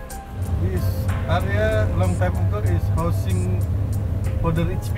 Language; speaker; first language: English; non-native, learner; Indonesian